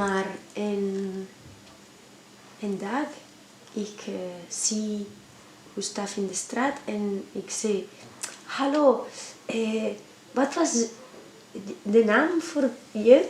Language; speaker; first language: Dutch; non-native, learner; Spanish